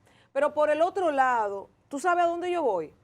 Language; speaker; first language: Spanish; native; Spanish